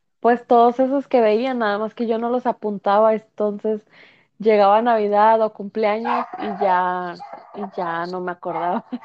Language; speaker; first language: Spanish; native; Spanish